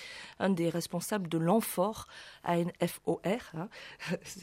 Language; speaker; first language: French; native; French